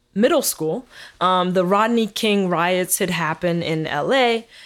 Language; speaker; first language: English; early bilingual, other home language; Haitian Creole